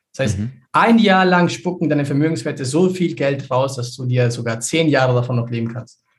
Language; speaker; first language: German; early bilingual, other home language; Spanish